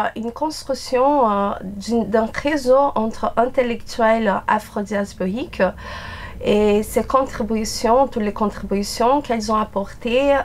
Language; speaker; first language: French; non-native, fluent; Portuguese